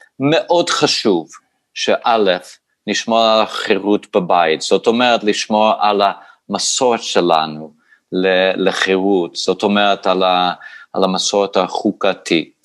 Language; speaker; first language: Hebrew; non-native, fluent; English